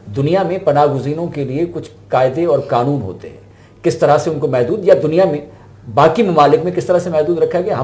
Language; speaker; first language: Urdu; non-native, local second language; Sindhi